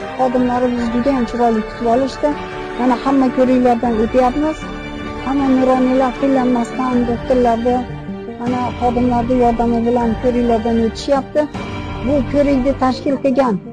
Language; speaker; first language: Uzbek; native; Uzbek